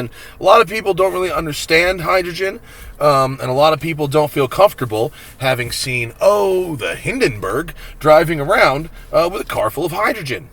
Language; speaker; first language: English; native; English